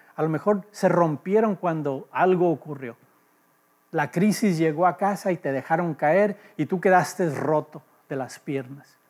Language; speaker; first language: Spanish; early bilingual, heritage; Spanish